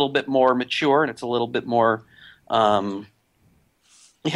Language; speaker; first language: English; native; English